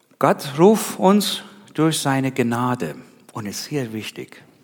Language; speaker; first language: German; non-native, learner; Persian